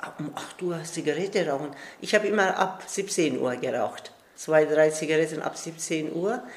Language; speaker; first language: German; non-native, fluent; Turkish